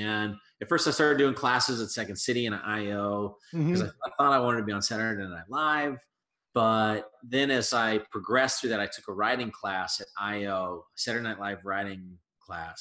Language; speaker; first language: English; native; English